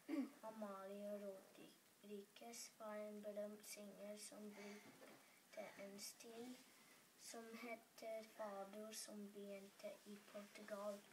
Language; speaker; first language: Norwegian; early bilingual, other home language; English